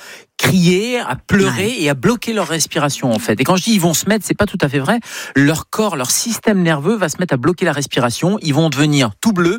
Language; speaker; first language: French; native; French